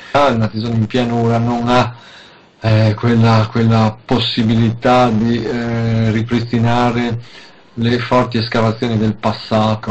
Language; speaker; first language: Italian; native; Italian